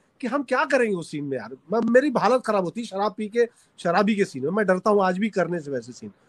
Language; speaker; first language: Hindi; native; Hindi